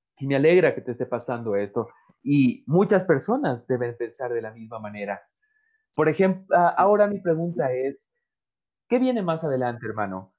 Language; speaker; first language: Spanish; native; Spanish